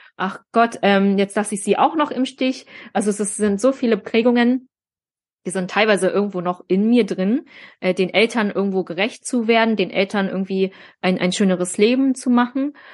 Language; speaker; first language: German; early bilingual, other home language; Vietnamese